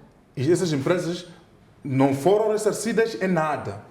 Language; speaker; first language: Portuguese; native; Portuguese